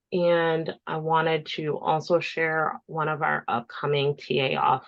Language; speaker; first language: English; native; English